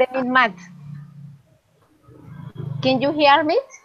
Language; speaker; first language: English; non-native, learner; Spanish